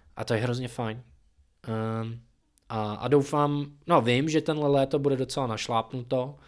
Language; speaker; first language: Czech; non-native, fluent; English